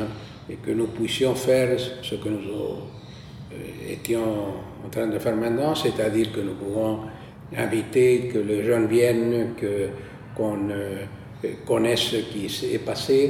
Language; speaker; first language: French; non-native, fluent; Spanish